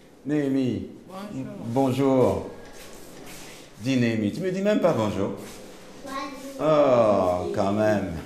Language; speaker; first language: French; native; French